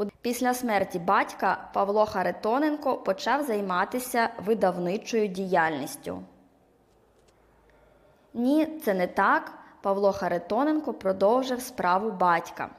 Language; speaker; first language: Ukrainian; native; Ukrainian